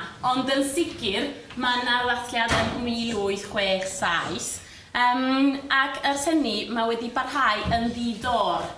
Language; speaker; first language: Welsh; non-native, fluent; Spanish